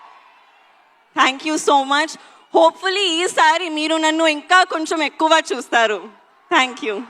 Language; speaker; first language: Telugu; non-native, learner; Hindi